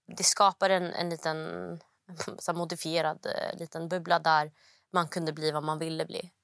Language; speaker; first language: Swedish; early bilingual, other home language; Somali